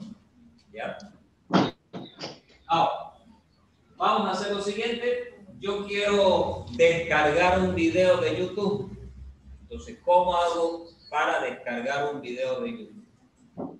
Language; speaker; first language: Spanish; native; Spanish